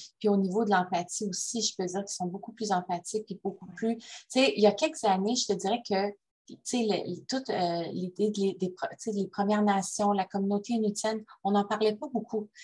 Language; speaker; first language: French; native; French